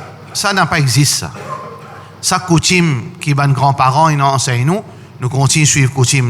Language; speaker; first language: French; non-native, learner; Morisyen